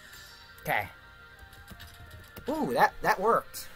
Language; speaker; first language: English; native; English